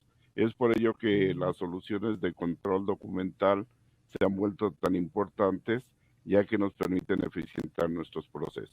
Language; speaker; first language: Spanish; native; Spanish